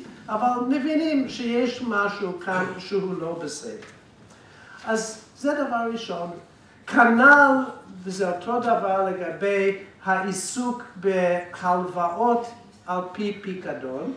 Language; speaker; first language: Hebrew; non-native, fluent; English